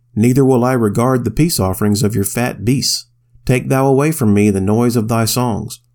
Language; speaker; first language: English; native; English